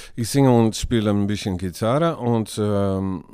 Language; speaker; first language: German; non-native, learner; Dutch